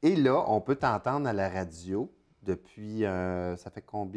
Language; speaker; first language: French; native; French